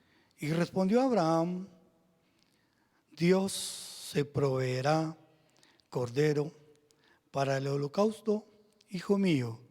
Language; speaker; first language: Spanish; native; Spanish